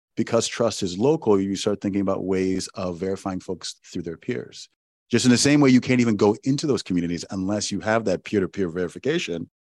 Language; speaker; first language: English; non-native, local second language; Igbo